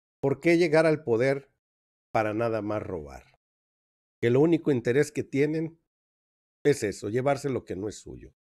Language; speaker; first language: Spanish; native; Spanish